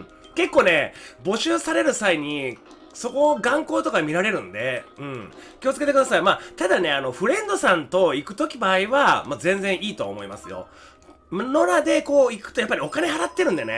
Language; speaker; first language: Japanese; native; Japanese